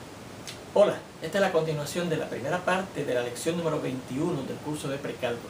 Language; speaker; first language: Spanish; native; Spanish